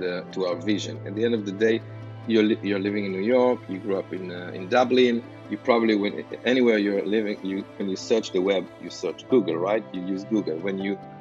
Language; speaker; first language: English; non-native, fluent; Hebrew